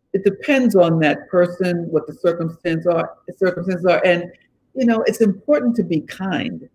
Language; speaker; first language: English; native; English